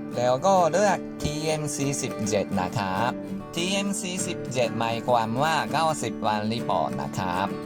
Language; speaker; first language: Thai; non-native, learner; Japanese